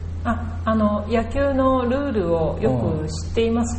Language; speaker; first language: Japanese; native; Japanese